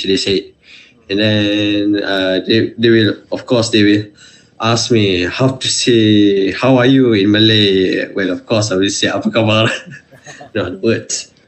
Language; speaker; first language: English; non-native, fluent; Malay